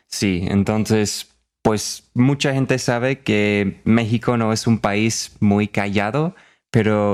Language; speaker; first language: Spanish; non-native, fluent; English